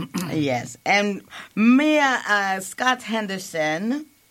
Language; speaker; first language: English; native; English